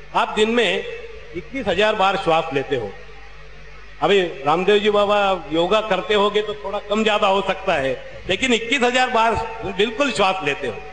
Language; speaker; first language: Hindi; non-native, local second language; Marathi